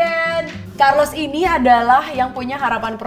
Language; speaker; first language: Indonesian; native; Indonesian